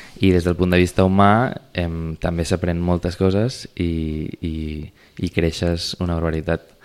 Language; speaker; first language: Catalan; native; Catalan